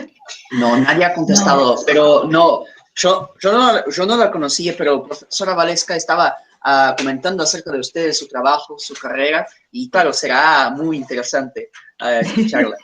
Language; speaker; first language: Spanish; non-native, fluent; Portuguese